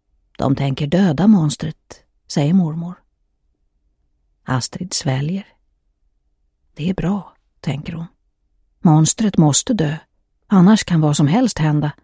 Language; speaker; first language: Swedish; native; Swedish